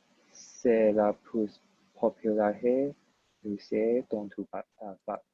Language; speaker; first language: French; non-native, learner; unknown